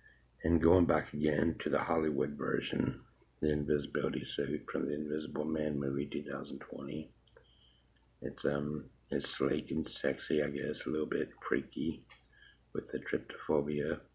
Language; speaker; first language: English; native; English